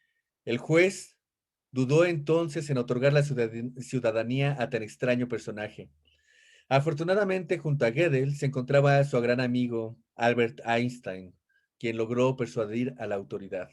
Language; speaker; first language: Spanish; native; Spanish